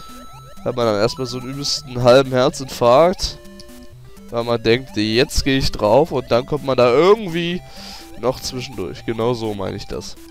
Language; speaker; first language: German; native; German